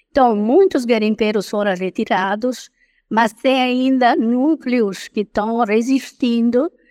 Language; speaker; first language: Portuguese; non-native, fluent; Italian